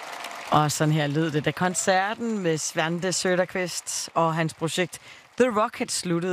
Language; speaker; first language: Danish; native; Danish